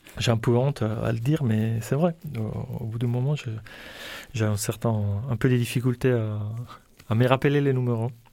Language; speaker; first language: French; non-native, fluent; Italian